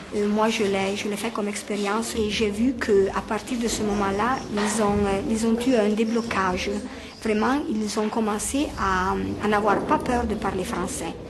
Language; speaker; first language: French; non-native, fluent; Italian